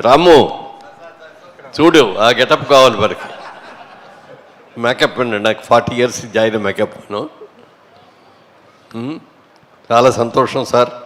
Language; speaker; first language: Telugu; native; Telugu